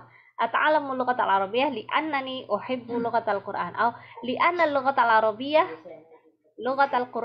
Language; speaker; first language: Arabic; non-native, fluent; Indonesian